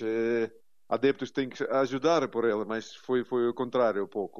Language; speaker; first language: Portuguese; non-native, learner; Ukrainian